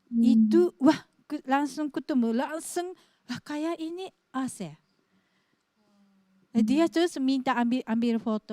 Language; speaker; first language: Indonesian; non-native, fluent; Japanese